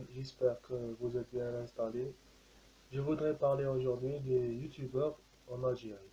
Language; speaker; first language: French; non-native, local second language; Arabic